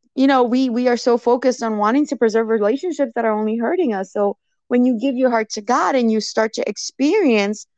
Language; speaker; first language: English; early bilingual, other home language; Spanish